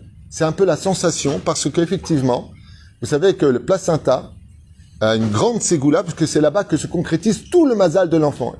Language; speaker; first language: French; native; French